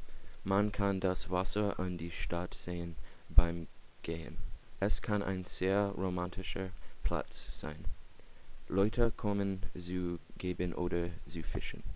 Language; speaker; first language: German; non-native, learner; English